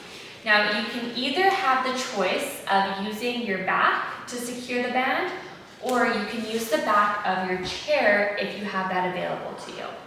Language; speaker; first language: English; native; English